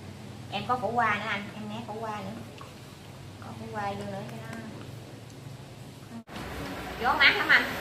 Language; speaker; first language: Vietnamese; native; Vietnamese